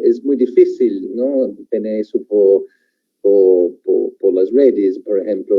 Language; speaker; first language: Spanish; non-native, fluent; English